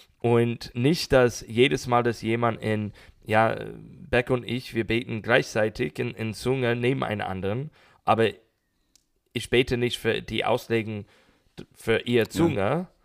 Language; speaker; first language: German; non-native, learner; English